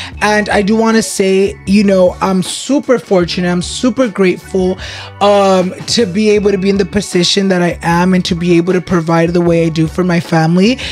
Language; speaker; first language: English; early bilingual, other home language; Spanish